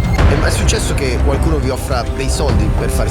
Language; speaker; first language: Italian; native; Italian